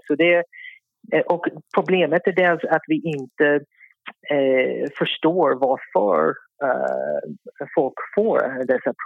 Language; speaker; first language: Swedish; non-native, fluent; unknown